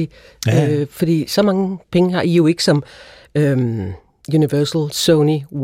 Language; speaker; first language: Danish; native; Danish